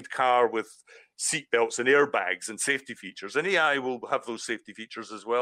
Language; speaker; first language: English; native; English